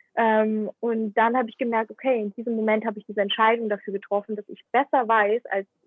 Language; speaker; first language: German; non-native, fluent; Ukrainian